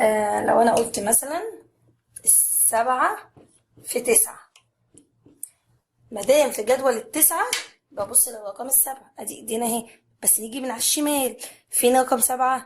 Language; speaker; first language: Arabic; native; Arabic